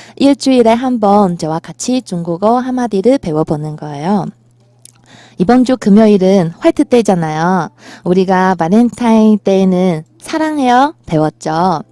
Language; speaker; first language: Korean; non-native, fluent; Chinese